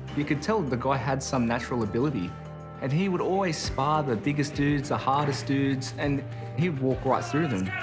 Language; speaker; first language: English; native; English